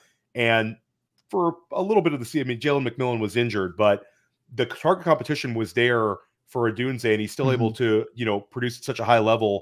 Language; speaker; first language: English; native; English